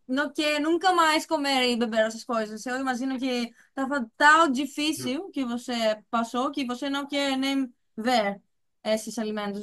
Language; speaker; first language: Portuguese; non-native, fluent; Greek